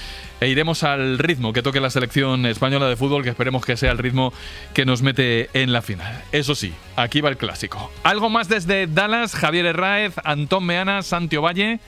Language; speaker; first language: Spanish; native; Spanish